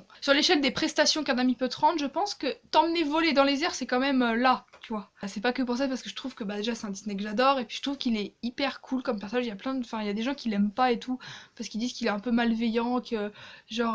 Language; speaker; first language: French; native; French